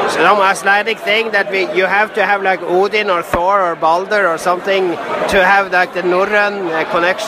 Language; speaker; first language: English; non-native, fluent; Norwegian